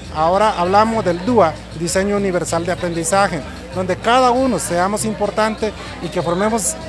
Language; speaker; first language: Spanish; non-native, local second language; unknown